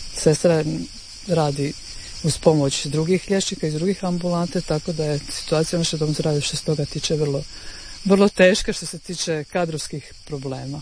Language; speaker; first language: Croatian; native; Croatian